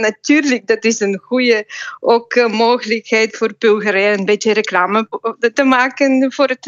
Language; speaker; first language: Dutch; non-native, fluent; Bulgarian